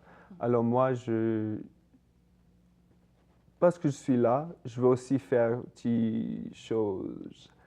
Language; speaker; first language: French; non-native, fluent; English